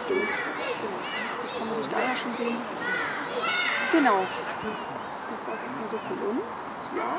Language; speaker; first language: German; native; German